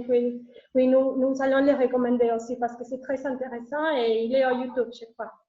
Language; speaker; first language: French; non-native, learner; Spanish